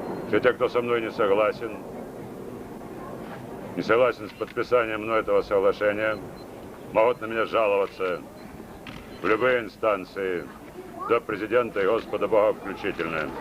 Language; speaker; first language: Russian; native; Russian